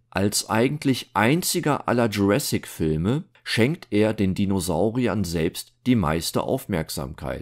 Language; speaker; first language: German; native; German